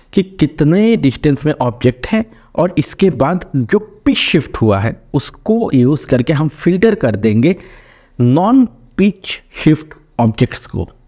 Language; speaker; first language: Hindi; native; Hindi